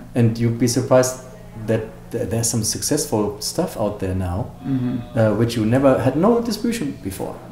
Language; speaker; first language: English; non-native, fluent; German